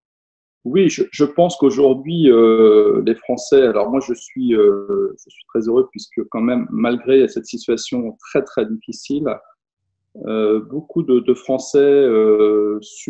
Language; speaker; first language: French; native; French